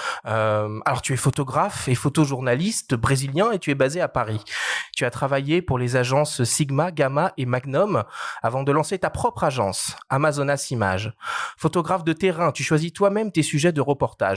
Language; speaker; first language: French; native; French